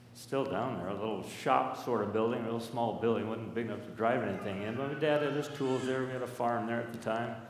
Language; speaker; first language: English; native; English